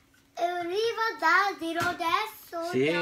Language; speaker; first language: Italian; early bilingual, other home language; Filipino